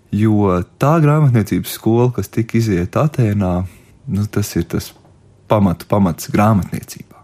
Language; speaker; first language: Latvian; native; Latvian